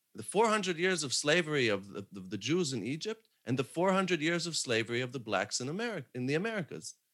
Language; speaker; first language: English; non-native, fluent; Hebrew